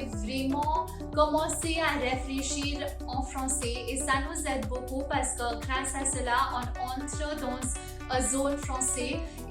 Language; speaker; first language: French; non-native, fluent; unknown